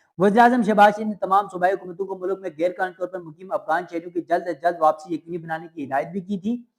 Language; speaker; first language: Urdu; non-native, local second language; Sicilian